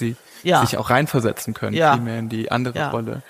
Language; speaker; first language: German; native; German